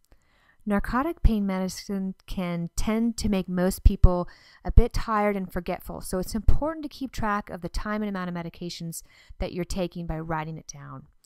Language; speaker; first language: English; native; English